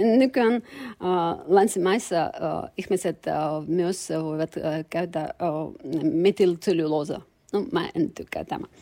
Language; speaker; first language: Finnish; non-native, learner; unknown